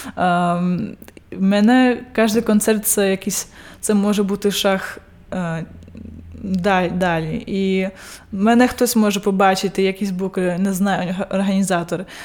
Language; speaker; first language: Ukrainian; early bilingual, heritage; Ukrainian